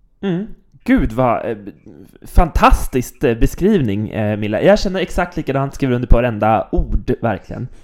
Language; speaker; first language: Swedish; native; Swedish